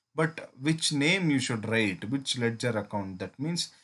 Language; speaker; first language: English; non-native, local second language; Kannada